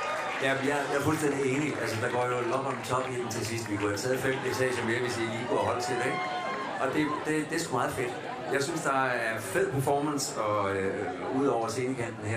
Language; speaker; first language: Danish; native; Danish